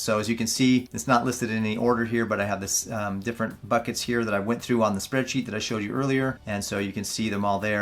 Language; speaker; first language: English; native; English